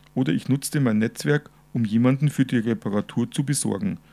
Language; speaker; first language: German; native; German